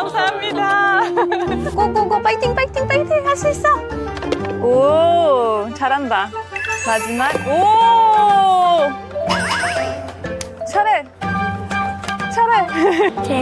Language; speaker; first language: Korean; non-native, fluent; French